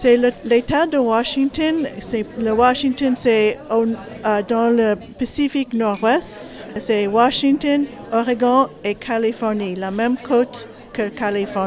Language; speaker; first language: French; non-native, fluent; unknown